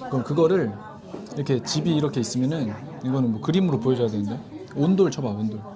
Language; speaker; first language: Korean; native; Korean